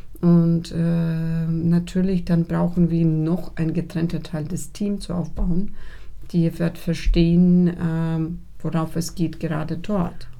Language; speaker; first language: German; non-native, fluent; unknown